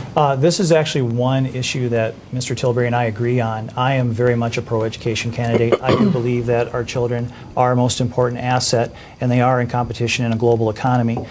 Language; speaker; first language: English; native; English